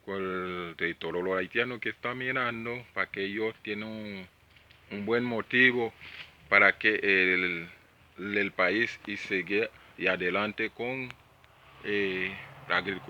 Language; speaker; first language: Spanish; non-native, learner; Haitian Creole